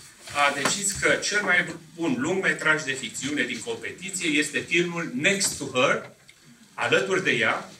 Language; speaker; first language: Romanian; native; Romanian